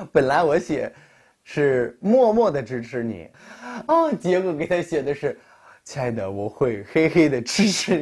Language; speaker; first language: Chinese; non-native, fluent; Russian